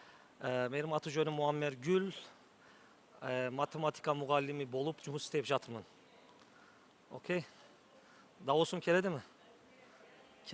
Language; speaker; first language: Kazakh; non-native, learner; Turkish